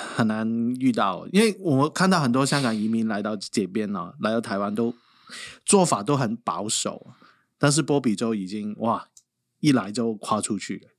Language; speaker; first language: Chinese; non-native, local second language; Cantonese